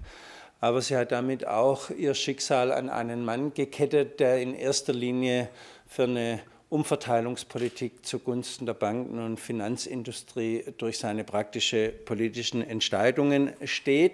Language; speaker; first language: German; native; German